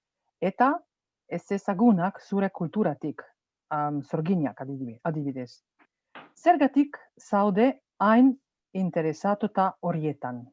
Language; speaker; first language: Basque; non-native, fluent; Slovenian